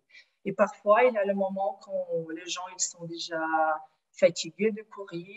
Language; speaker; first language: French; non-native, fluent; Ukrainian